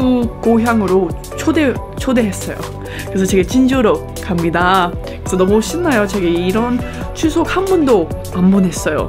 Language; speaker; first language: Korean; non-native, fluent; English